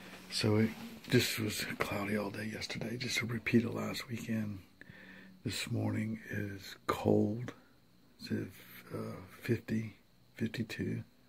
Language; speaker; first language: English; native; English